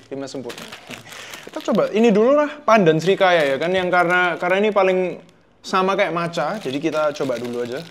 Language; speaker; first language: Indonesian; native; Indonesian